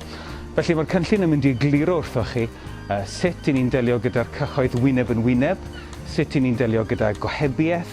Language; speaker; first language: Welsh; native; Welsh